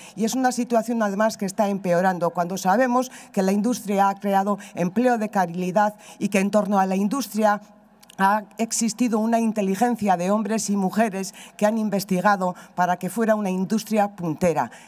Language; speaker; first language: Basque; native; Basque